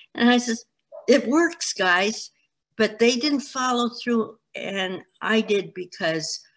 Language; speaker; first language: English; native; English